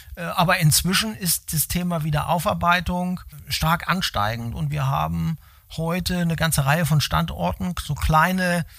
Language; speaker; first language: German; native; German